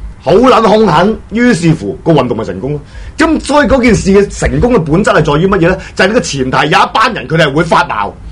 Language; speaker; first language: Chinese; non-native, local second language; Cantonese